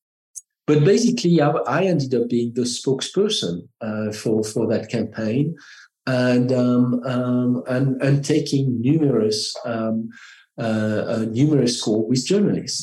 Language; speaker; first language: English; non-native, fluent; French